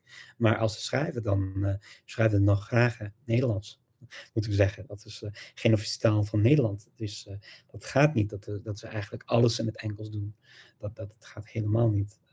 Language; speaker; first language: Dutch; non-native, fluent; English